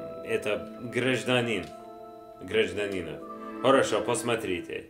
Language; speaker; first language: Russian; non-native, learner; English